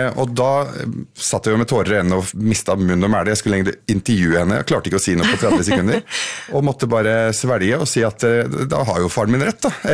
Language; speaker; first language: Norwegian; early bilingual, other home language; Arabic